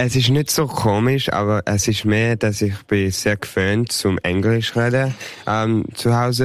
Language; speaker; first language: German; early bilingual, heritage; English